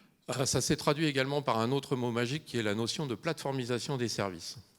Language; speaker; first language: French; native; French